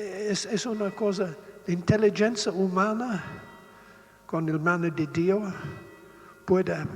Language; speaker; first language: Spanish; non-native, learner; Italian